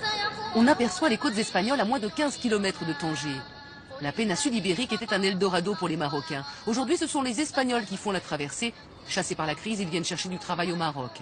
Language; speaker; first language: French; native; French